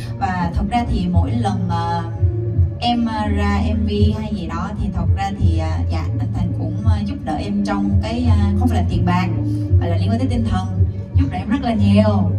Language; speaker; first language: Vietnamese; non-native, fluent; Korean